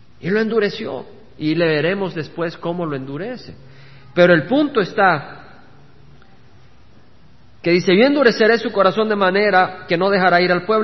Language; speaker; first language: Spanish; native; Spanish